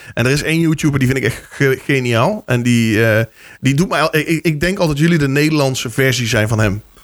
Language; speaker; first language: Dutch; native; Dutch